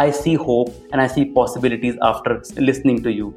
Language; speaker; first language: English; non-native, local second language; Hindi